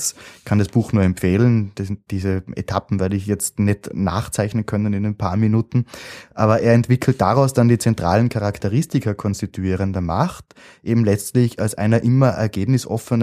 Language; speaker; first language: German; native; German